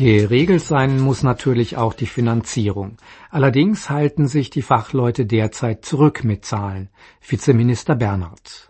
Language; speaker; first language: German; native; German